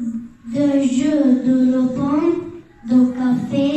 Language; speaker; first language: French; non-native, learner; Arabic